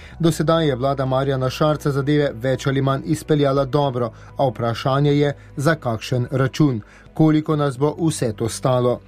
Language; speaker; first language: Slovenian; native; Slovenian